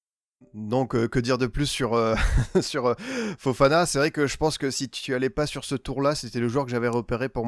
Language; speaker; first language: French; native; French